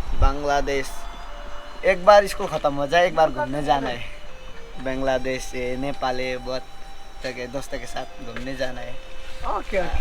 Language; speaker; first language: Hindi; non-native, local second language; Nepali